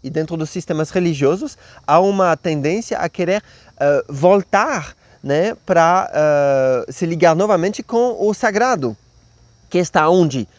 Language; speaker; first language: Portuguese; non-native, fluent; French